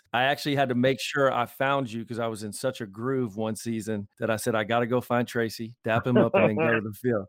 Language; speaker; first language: English; native; English